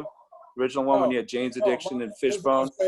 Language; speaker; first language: English; native; English